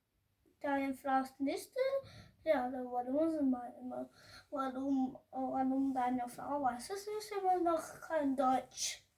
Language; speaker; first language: German; non-native, learner; Hindi